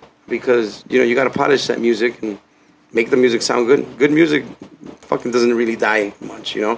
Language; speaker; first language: English; early bilingual, other home language; Spanish